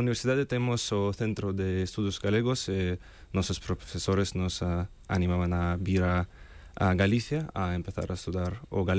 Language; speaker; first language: Galician; non-native, fluent; Russian